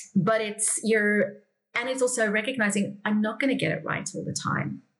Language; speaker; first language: English; native; English